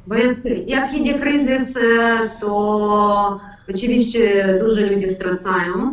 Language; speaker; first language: Polish; non-native, learner; Ukrainian